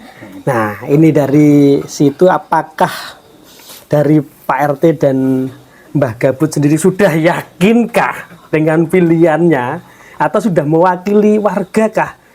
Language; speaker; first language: Indonesian; non-native, local second language; Javanese